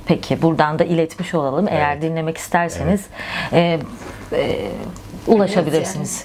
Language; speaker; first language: Turkish; native; Turkish